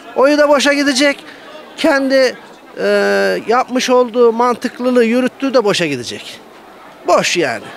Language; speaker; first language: Turkish; native; Turkish